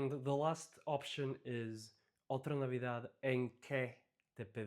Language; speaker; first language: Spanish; non-native, fluent; English